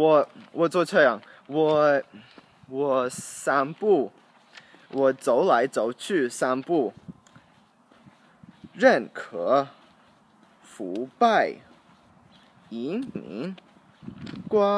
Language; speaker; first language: Chinese; non-native, learner; English